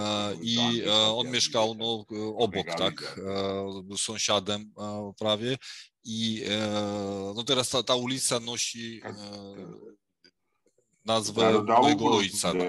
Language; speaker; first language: Polish; non-native, fluent; Georgian